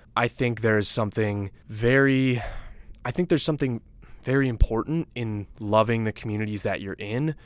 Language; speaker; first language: English; native; English